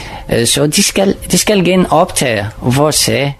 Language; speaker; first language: Danish; non-native, learner; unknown